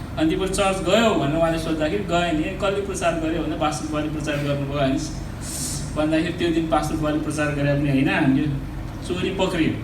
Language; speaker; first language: Nepali; native; Nepali